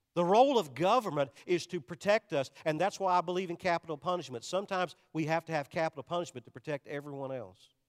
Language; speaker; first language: English; native; English